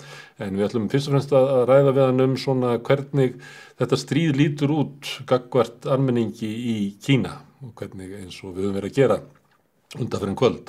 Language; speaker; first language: Icelandic; native; Icelandic